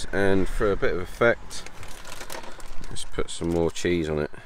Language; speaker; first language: English; native; English